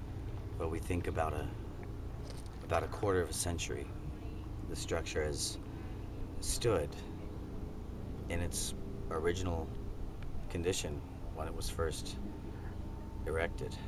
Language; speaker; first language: English; native; English